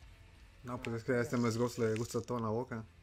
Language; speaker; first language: Spanish; native; Spanish